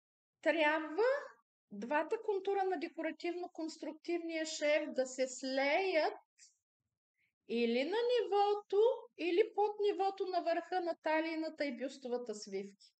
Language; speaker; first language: Bulgarian; native; Bulgarian